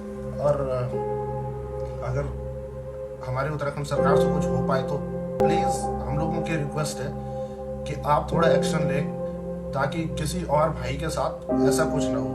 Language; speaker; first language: Hindi; native; Hindi